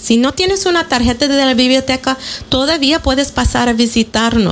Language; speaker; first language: Spanish; early bilingual, heritage; Spanish